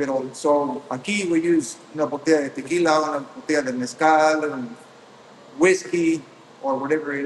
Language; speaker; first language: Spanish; early bilingual, heritage; Spanish